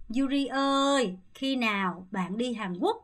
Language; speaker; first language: Vietnamese; non-native, fluent; Korean